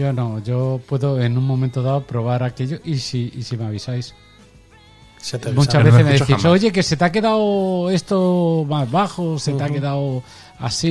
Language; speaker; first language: Spanish; native; Spanish